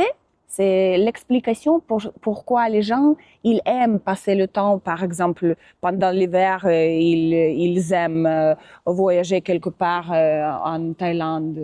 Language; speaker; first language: French; non-native, fluent; Russian